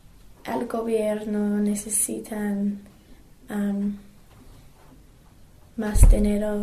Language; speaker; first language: Spanish; non-native, learner; English